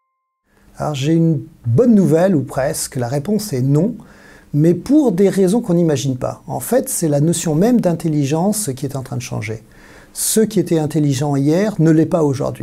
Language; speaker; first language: French; native; French